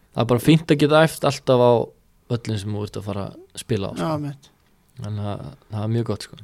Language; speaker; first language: Icelandic; early bilingual, other home language; Serbian